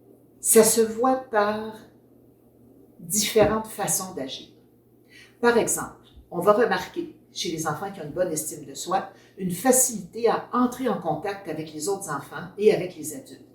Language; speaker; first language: French; native; French